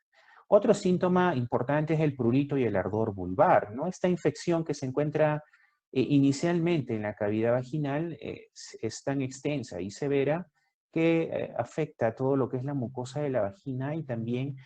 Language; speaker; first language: Spanish; native; Spanish